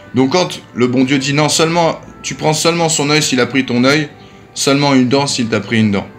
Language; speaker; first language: French; native; French